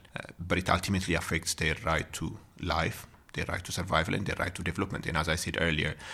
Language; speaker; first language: English; non-native, fluent; Amharic